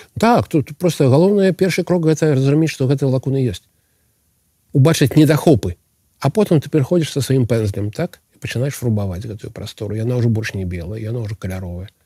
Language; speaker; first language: Belarusian; non-native, local second language; Russian